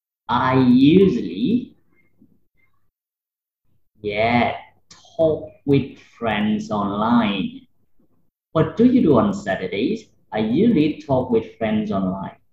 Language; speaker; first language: English; non-native, fluent; Vietnamese